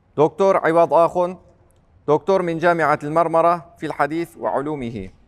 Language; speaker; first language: Arabic; non-native, fluent; Uyghur